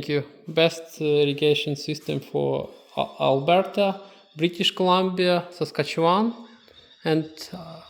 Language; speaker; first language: English; non-native, learner; Ukrainian